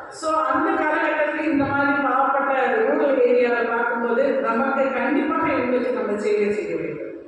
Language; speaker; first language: Tamil; non-native, local second language; Malayalam